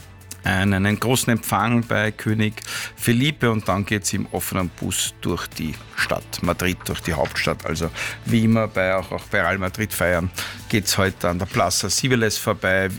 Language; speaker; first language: German; native; German